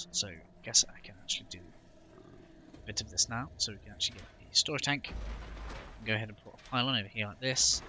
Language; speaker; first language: English; native; English